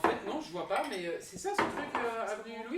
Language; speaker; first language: French; native; French